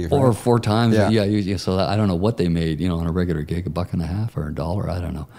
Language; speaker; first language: English; native; English